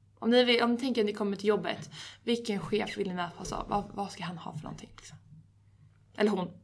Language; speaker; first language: Swedish; native; Swedish